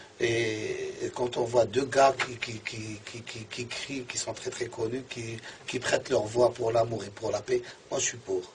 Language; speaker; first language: French; non-native, local second language; Arabic